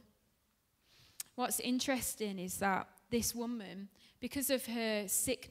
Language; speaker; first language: English; native; English